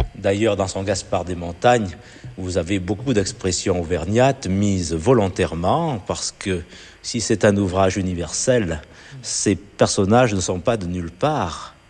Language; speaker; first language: French; native; French